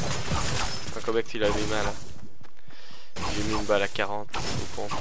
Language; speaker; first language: French; native; French